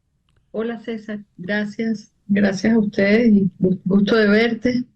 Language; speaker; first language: Spanish; native; Spanish